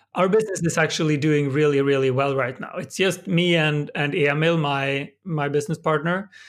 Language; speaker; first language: English; non-native, fluent; Swedish